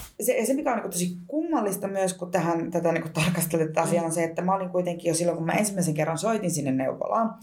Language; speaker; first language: Finnish; early bilingual, other home language; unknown